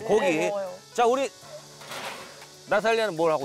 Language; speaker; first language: Korean; native; Korean